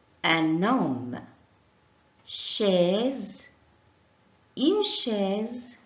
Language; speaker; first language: French; non-native, fluent; Arabic